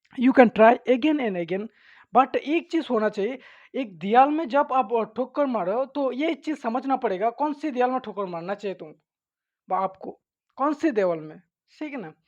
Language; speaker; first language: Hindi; non-native, local second language; Bangla